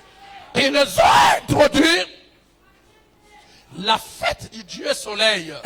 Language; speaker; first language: French; non-native, local second language; Lingala